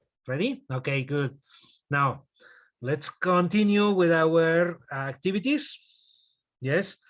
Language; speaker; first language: English; non-native, fluent; Spanish